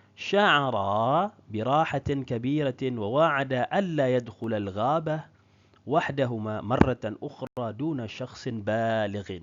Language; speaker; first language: Arabic; non-native, fluent; Indonesian